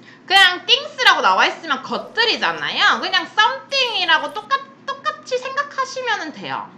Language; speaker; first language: Korean; native; Korean